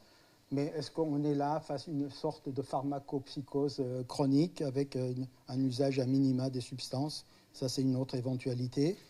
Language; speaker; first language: French; native; French